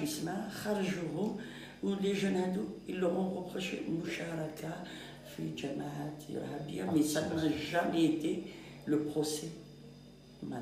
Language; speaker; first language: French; non-native, local second language; Kabyle